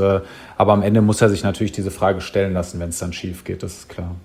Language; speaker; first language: German; native; German